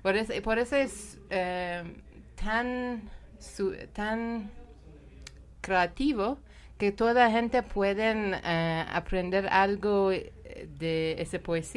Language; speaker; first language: Spanish; non-native, fluent; Persian